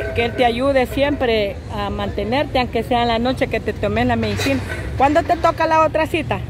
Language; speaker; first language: Spanish; native; Spanish